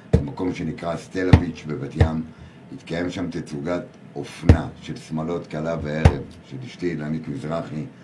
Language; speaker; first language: Hebrew; native; Hebrew